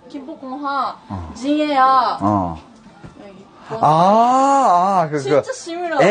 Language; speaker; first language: Korean; non-native, learner; Japanese